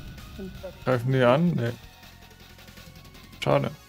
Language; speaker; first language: German; native; German